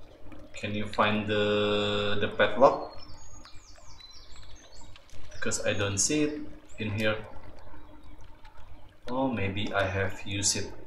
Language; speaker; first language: English; non-native, learner; Indonesian